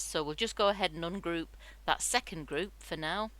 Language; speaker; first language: English; native; English